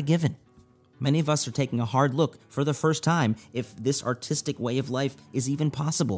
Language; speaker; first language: English; native; English